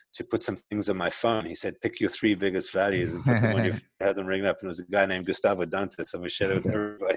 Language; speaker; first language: English; native; English